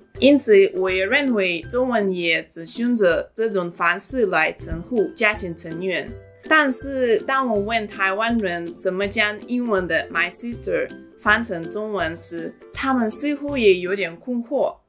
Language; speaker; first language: Chinese; non-native, fluent; Russian